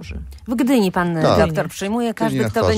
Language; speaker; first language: Polish; native; Polish